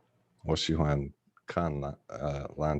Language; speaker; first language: Chinese; non-native, learner; English